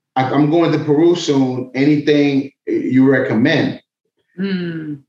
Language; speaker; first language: English; native; English